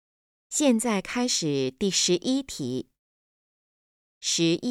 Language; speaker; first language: Chinese; native; Chinese